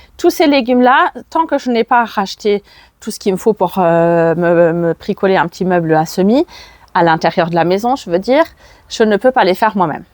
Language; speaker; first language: French; non-native, fluent; German